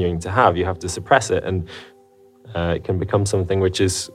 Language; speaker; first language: English; native; English